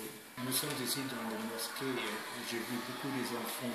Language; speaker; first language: French; non-native, fluent; German